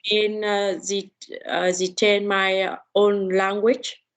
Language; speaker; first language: English; non-native, learner; Vietnamese